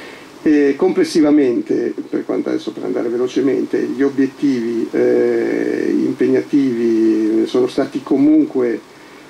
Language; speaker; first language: Italian; native; Italian